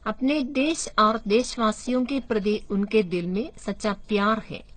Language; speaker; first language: Hindi; non-native, local second language; Malayalam